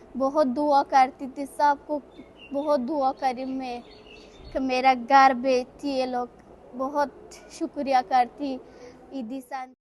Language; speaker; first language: Urdu; non-native, learner; Persian